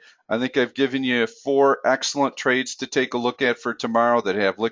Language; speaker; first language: English; native; English